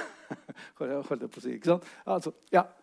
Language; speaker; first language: Norwegian; non-native, fluent; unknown